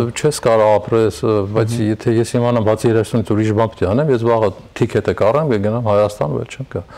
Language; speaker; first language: Armenian; native; Armenian